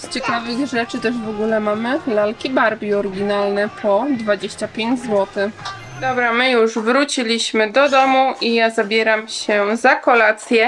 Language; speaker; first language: Polish; native; Polish